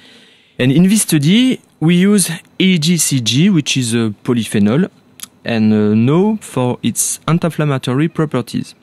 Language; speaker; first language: English; non-native, fluent; French